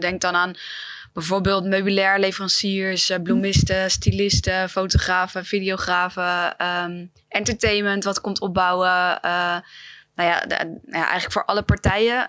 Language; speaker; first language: Dutch; native; Dutch